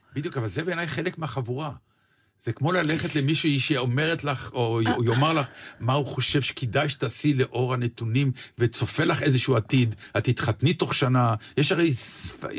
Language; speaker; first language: Hebrew; native; Hebrew